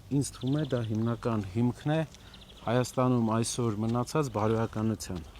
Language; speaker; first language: Armenian; native; Armenian